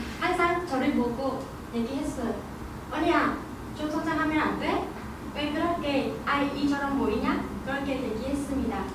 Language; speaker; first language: Korean; non-native, learner; Vietnamese